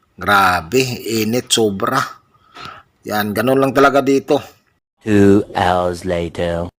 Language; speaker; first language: Filipino; non-native, local second language; Cebuano